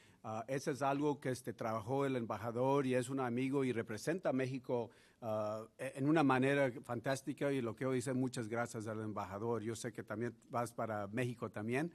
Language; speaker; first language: Spanish; early bilingual, heritage; Spanish